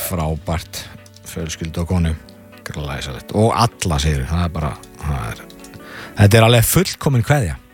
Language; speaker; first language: Icelandic; native; Icelandic